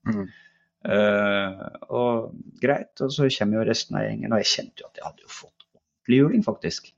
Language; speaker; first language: Norwegian; native; Norwegian